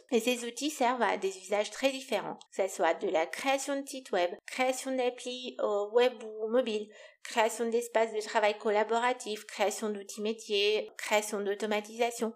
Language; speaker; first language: French; non-native, fluent; Romanian